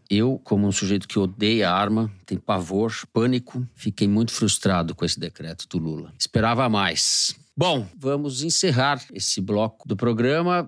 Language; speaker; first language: Portuguese; native; Portuguese